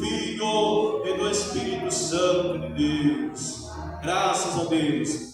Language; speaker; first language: Portuguese; native; Portuguese